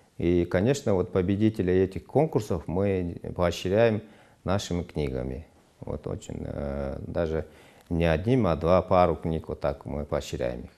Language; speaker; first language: Russian; non-native, local second language; Kyrgyz